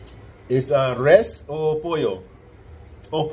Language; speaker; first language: Spanish; non-native, learner; English